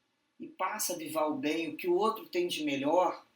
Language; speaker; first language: Portuguese; native; Portuguese